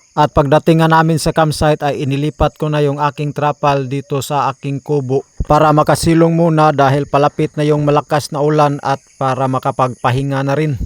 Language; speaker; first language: Filipino; native; Filipino